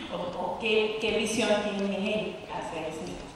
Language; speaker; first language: Spanish; native; Spanish